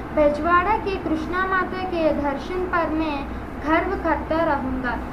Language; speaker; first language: Hindi; non-native, local second language; Telugu